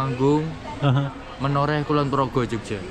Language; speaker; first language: Indonesian; native; Indonesian